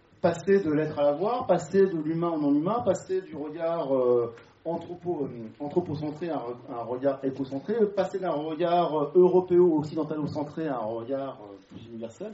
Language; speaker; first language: French; native; French